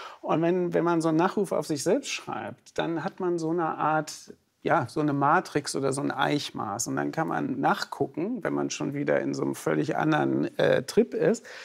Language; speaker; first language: German; native; German